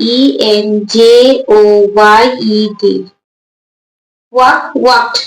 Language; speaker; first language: English; non-native, local second language; Bangla